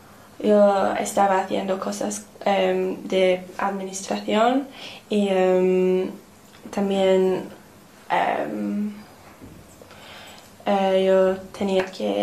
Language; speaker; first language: Spanish; non-native, learner; English